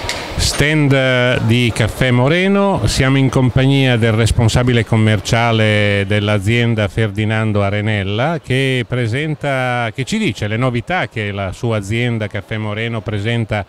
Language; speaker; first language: Italian; native; Italian